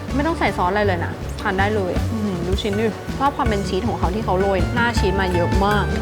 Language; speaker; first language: Thai; native; Thai